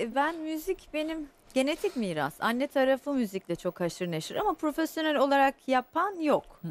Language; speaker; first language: Turkish; non-native, fluent; Portuguese